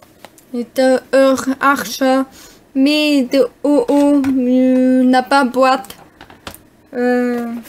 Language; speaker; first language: French; non-native, learner; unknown